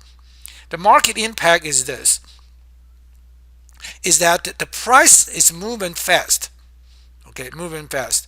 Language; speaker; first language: English; non-native, fluent; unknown